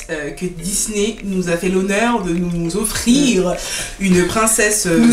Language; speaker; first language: French; native; French